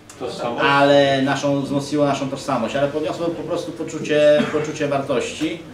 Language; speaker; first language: Polish; native; Polish